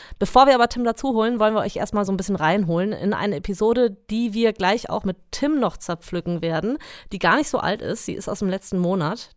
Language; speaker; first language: German; native; German